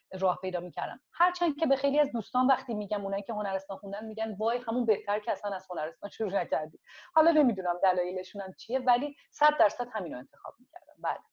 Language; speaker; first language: Persian; non-native, local second language; Azerbaijani